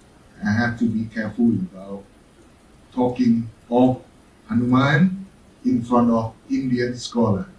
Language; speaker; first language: English; non-native, fluent; Thai